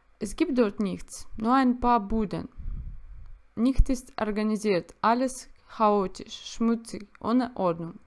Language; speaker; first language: German; non-native, learner; Russian